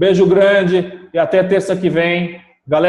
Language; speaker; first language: Portuguese; native; Portuguese